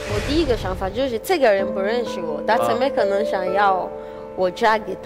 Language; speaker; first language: Chinese; non-native, fluent; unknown